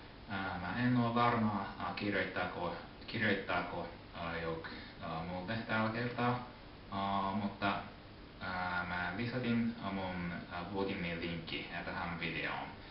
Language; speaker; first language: Finnish; non-native, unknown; Japanese